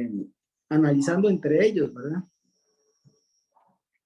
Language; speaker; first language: Spanish; native; Spanish